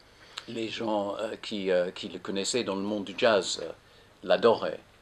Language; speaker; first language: French; non-native, fluent; English